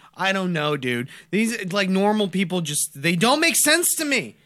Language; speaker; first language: English; native; English